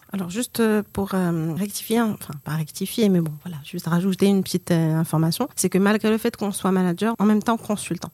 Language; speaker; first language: French; non-native, local second language; Arabic